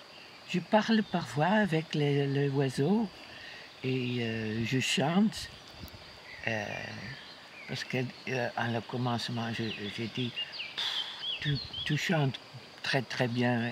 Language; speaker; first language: French; non-native, learner; Western Frisian